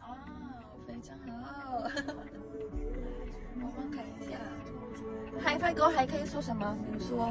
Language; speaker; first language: Chinese; non-native, learner; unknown